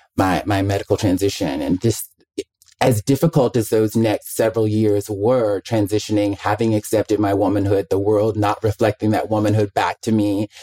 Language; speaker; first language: English; native; English